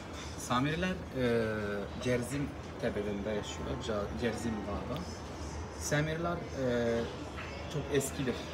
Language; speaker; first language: Turkish; non-native, learner; Arabic